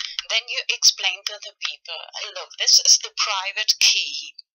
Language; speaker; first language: English; non-native, fluent; German